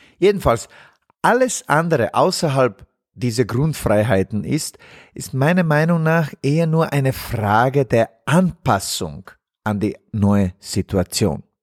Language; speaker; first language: German; non-native, fluent; Bosnian